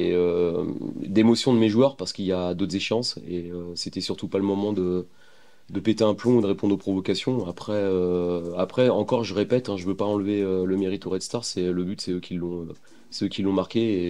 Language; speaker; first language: French; native; French